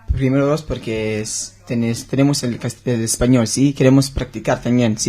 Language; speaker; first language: Spanish; non-native, learner; Hebrew